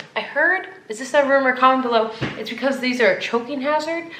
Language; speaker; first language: English; native; English